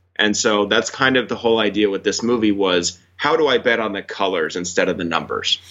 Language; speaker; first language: English; native; English